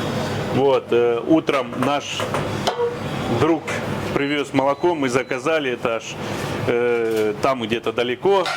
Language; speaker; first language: Russian; native; Russian